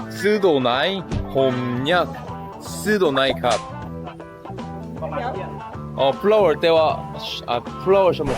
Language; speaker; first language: Thai; non-native, learner; Korean